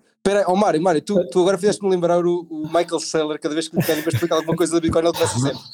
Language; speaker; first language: Portuguese; native; Portuguese